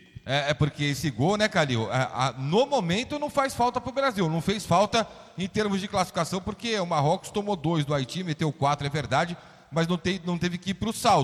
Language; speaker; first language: Portuguese; native; Portuguese